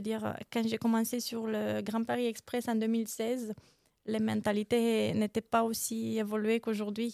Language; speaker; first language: French; non-native, fluent; Romanian